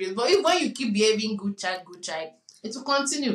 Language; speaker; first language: English; non-native, local second language; Yoruba